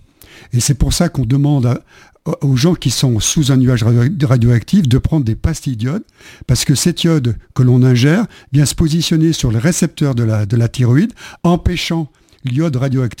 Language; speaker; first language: French; native; French